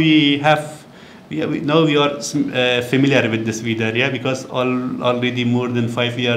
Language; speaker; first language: English; non-native, learner; Persian